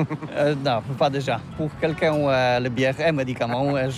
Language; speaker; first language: French; non-native, learner; Polish